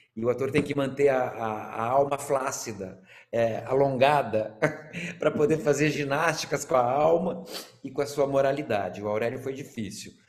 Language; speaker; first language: Portuguese; native; Portuguese